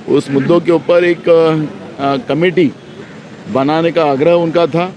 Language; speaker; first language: Hindi; non-native, local second language; Marathi